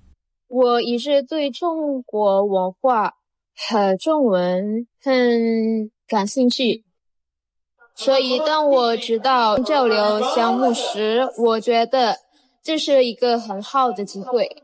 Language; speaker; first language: Chinese; non-native, fluent; Indonesian